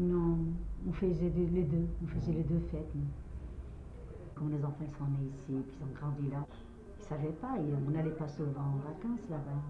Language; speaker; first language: French; non-native, learner; Catalan